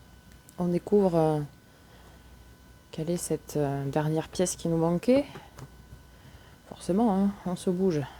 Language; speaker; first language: French; native; French